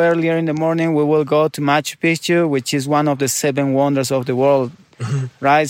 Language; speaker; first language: English; non-native, fluent; Spanish